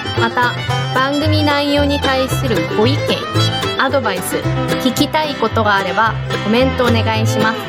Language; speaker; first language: Japanese; non-native, fluent; Chinese